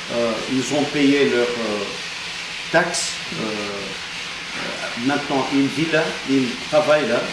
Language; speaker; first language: French; non-native, fluent; Armenian